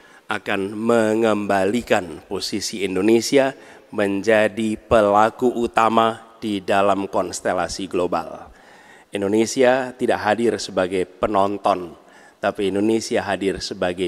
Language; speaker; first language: Indonesian; native; Indonesian